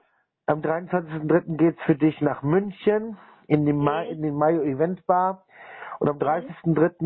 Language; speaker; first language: German; native; German